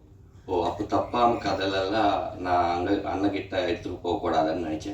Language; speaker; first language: Tamil; non-native, learner; Telugu